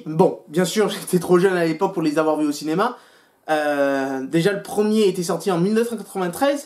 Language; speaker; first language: French; native; French